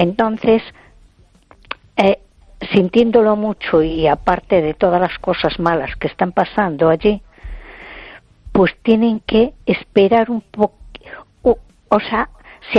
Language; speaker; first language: Spanish; native; Spanish